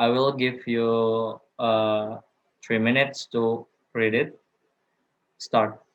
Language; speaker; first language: English; non-native, learner; Indonesian